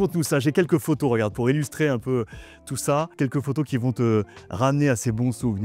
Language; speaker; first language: French; native; French